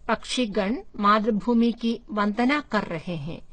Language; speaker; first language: Hindi; non-native, local second language; Malayalam